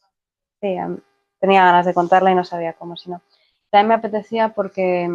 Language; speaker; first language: Spanish; native; Spanish